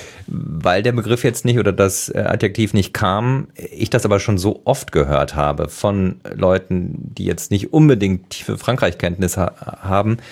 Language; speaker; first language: German; native; German